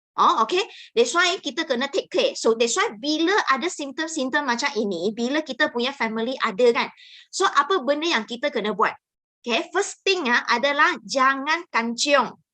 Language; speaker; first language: Malay; non-native, local second language; Chinese